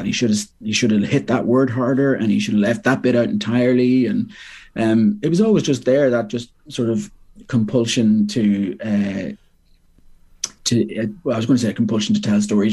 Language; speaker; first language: English; native; English